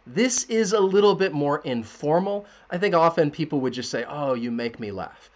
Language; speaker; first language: English; native; English